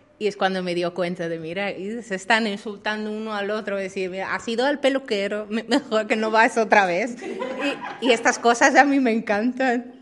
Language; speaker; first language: Spanish; non-native, fluent; Dutch